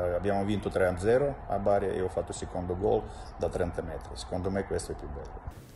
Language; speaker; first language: Italian; non-native, fluent; Russian